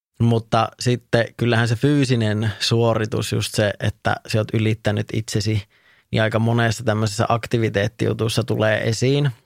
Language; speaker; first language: Finnish; native; Finnish